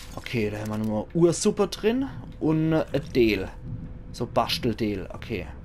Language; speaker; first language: German; native; German